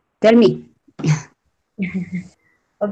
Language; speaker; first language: English; non-native, learner; Spanish